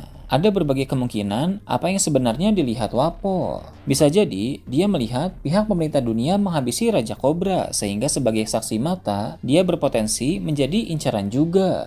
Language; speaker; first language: Indonesian; native; Indonesian